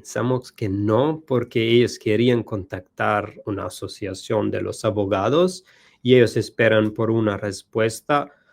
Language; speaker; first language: Spanish; non-native, learner; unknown